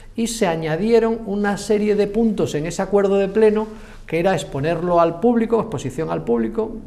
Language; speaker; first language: Spanish; native; Spanish